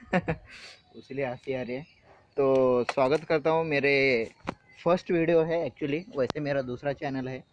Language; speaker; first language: Hindi; non-native, local second language; Marathi